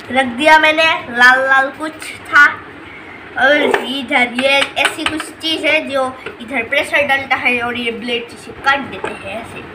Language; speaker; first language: Hindi; non-native, local second language; Assamese